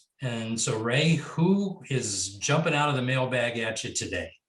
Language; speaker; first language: English; native; English